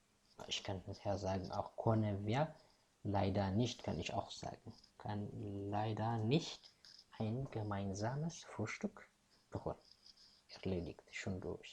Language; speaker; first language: German; non-native, fluent; Tigrinya